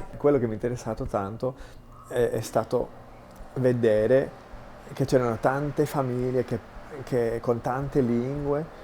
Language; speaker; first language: Italian; non-native, fluent; English